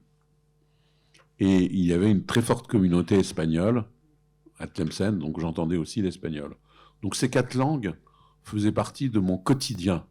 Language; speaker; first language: French; early bilingual, other home language; Arabic